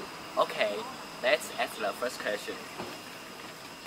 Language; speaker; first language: English; non-native, learner; Chinese